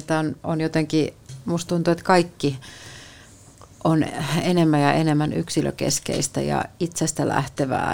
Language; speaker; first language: Finnish; native; Finnish